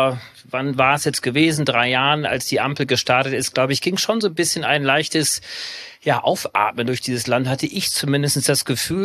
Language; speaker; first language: German; native; German